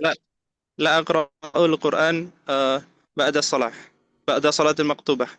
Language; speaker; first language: Arabic; non-native, learner; Indonesian